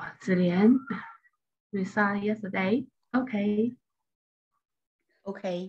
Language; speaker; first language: English; non-native, learner; Chinese